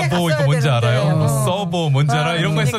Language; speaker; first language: Korean; native; Korean